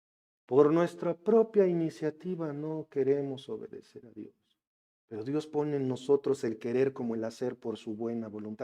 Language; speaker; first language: Spanish; native; Spanish